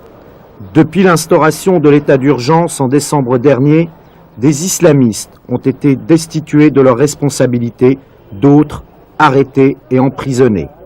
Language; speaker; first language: French; native; French